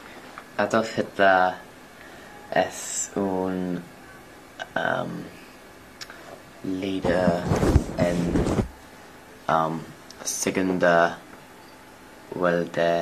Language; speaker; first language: Spanish; non-native, learner; English